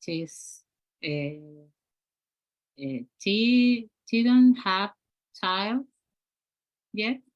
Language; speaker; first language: English; non-native, learner; Spanish